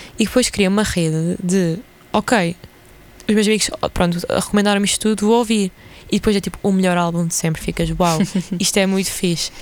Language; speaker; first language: Portuguese; early bilingual, other home language; Ukrainian